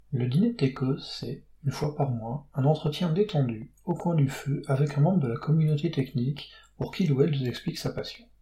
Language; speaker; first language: French; native; French